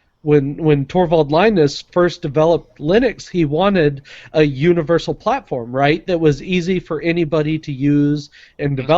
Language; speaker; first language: English; native; English